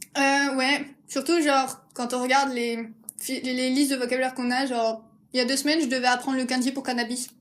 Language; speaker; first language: French; native; French